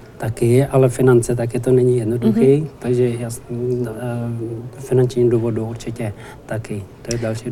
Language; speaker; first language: Czech; non-native, learner; Tibetan